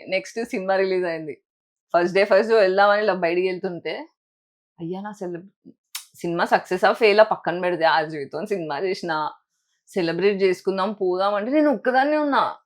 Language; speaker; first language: Telugu; native; Telugu